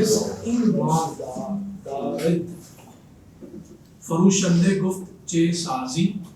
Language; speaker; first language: Persian; non-native, learner; Urdu